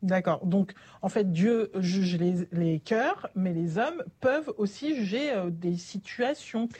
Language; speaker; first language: French; native; French